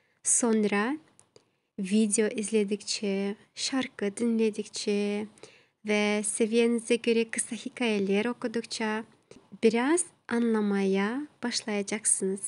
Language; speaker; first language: Turkish; non-native, learner; Kazakh